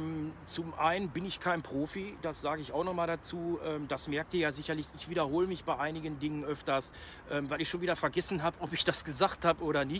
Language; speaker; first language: German; native; German